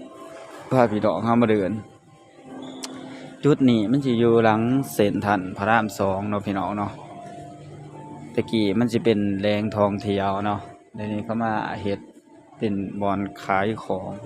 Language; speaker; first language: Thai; non-native, local second language; Lao